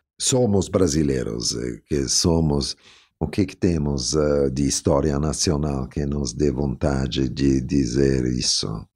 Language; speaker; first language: Portuguese; non-native, fluent; Italian